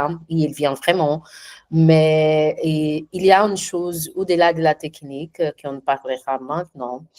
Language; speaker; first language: French; non-native, learner; Portuguese